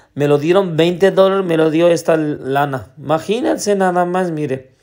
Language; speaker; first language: Spanish; non-native, learner; Urdu